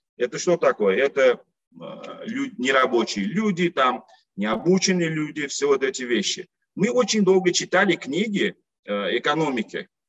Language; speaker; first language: Russian; non-native, local second language; Uzbek